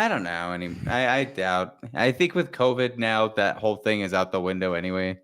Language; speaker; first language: English; native; English